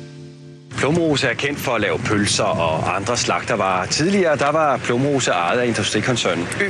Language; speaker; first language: Danish; native; Danish